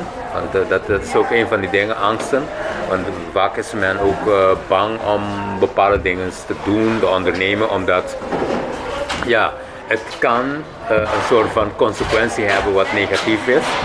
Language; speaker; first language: Dutch; non-native, local second language; Papiamento